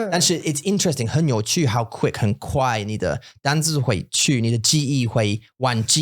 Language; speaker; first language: Chinese; non-native, learner; English